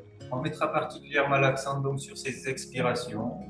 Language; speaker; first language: French; native; French